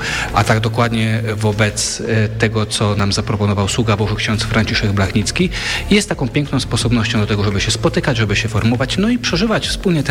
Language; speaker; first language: Polish; native; Polish